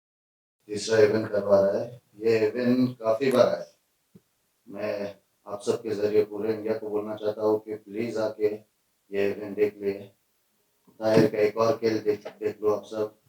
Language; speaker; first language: Hindi; non-native, fluent; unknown